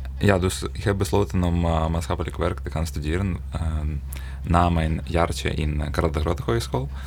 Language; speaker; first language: Dutch; non-native, fluent; Ukrainian